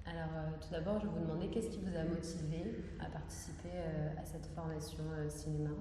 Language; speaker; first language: French; native; French